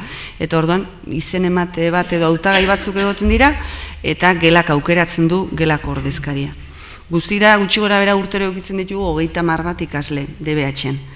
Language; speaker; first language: Basque; native; Basque